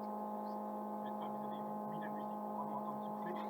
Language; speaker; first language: French; native; French